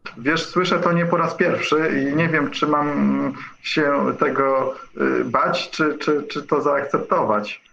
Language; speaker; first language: Polish; native; Polish